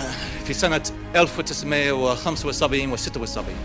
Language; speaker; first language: Arabic; non-native, learner; English